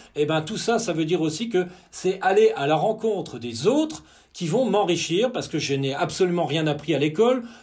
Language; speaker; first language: French; native; French